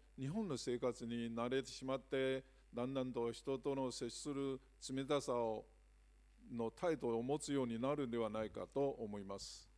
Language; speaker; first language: Japanese; non-native, fluent; Chinese